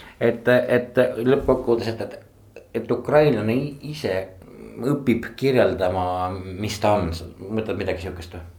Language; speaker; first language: Estonian; native; Estonian